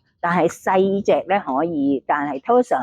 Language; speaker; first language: Cantonese; non-native, learner; Thai